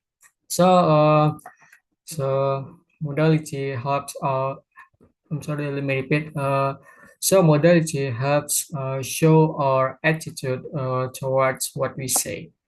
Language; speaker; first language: English; non-native, learner; Indonesian